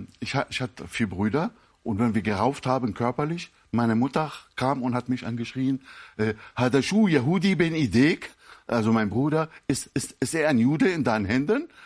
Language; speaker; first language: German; non-native, fluent; Arabic